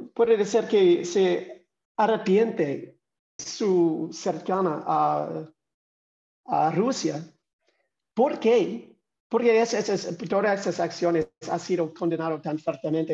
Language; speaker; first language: Spanish; non-native, fluent; English